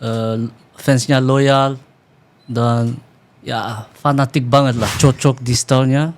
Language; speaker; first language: Indonesian; early bilingual, heritage; Dutch